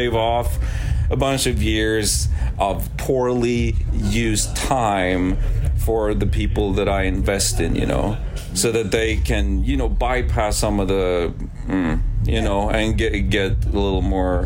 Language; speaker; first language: English; non-native, fluent; Swedish